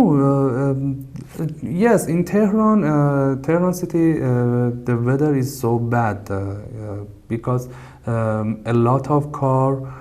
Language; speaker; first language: English; non-native, learner; Persian